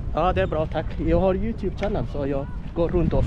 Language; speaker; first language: Swedish; non-native, learner; Somali